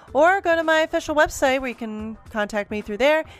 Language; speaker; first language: English; native; English